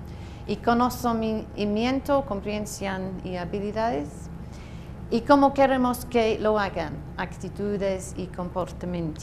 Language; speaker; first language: Spanish; non-native, learner; English